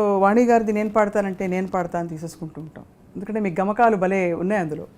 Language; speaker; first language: Telugu; native; Telugu